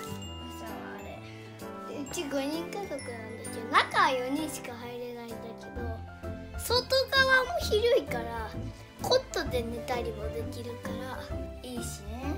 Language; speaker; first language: Japanese; native; Japanese